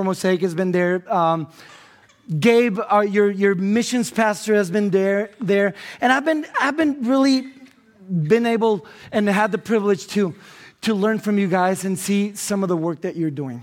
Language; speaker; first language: English; non-native, fluent; Spanish